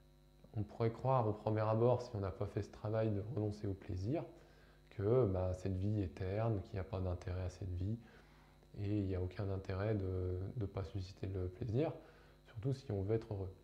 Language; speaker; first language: French; native; French